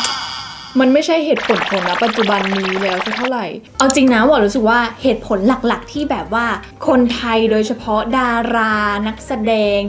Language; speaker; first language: Thai; native; Thai